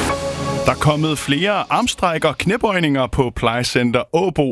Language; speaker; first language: Danish; native; Danish